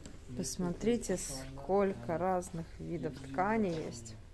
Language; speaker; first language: Russian; native; Russian